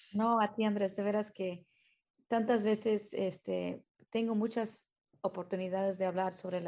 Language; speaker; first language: Spanish; early bilingual, heritage; Spanish